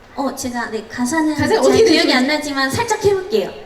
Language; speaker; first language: Korean; native; Korean